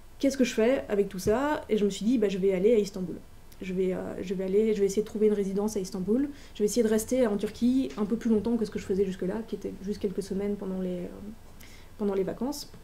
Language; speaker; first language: French; native; French